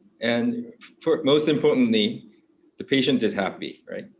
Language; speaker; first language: English; non-native, fluent; Korean